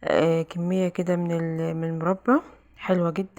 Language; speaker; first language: Arabic; native; Arabic